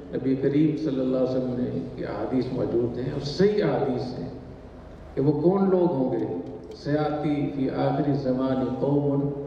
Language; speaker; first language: Urdu; native; Urdu